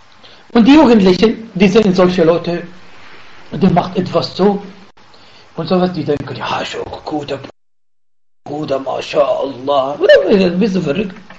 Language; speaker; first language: German; non-native, fluent; Arabic